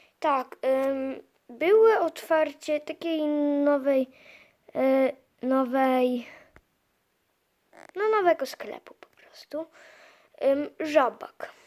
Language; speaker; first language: Polish; native; Polish